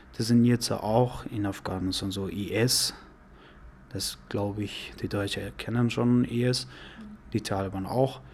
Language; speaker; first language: German; non-native, learner; Persian